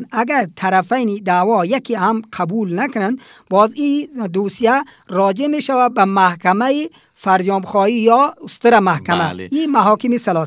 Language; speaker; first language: Persian; native; Persian